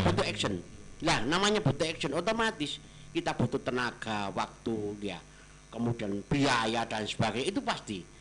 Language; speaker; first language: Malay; non-native, local second language; Javanese